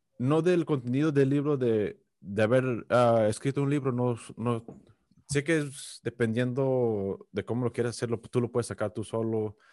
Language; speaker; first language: Spanish; early bilingual, heritage; Spanish